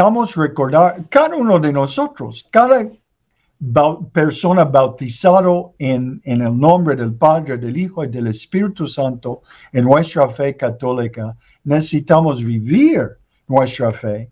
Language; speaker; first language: Spanish; non-native, learner; English